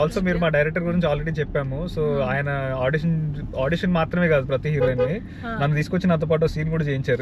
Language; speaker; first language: Telugu; native; Telugu